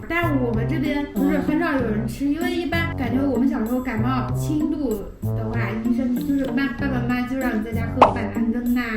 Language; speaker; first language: Chinese; native; Chinese